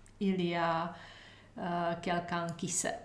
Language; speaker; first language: French; non-native, learner; Czech